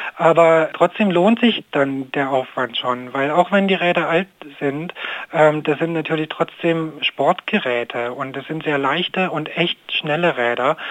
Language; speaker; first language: German; native; German